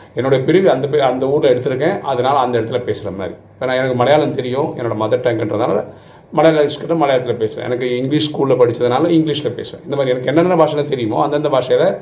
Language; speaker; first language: Tamil; non-native, local second language; Malayalam